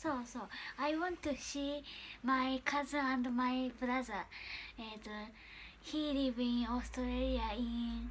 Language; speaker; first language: English; non-native, learner; Japanese